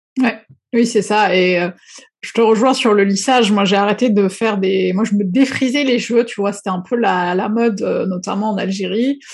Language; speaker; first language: French; non-native, local second language; Arabic